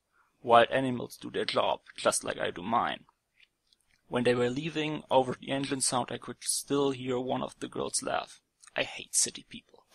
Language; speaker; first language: English; non-native, fluent; German